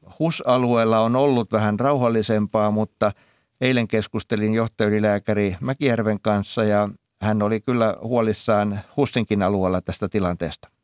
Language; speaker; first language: Finnish; native; Finnish